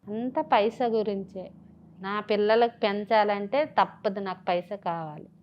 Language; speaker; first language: Telugu; native; Telugu